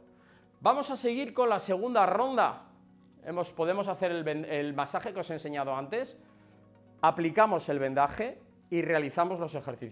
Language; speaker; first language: Spanish; native; Spanish